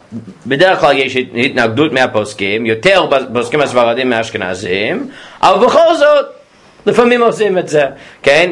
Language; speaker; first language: Hebrew; non-native, fluent; English